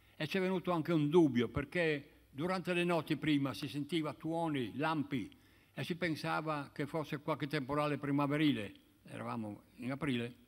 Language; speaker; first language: Italian; native; Italian